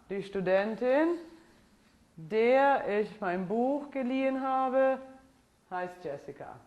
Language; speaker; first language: German; non-native, fluent; English